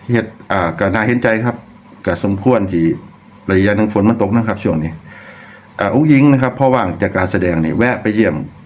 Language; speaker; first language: Thai; non-native, local second language; Lao